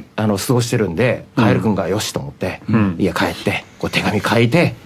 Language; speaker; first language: Japanese; native; Japanese